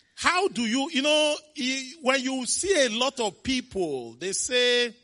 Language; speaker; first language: English; non-native, local second language; Igbo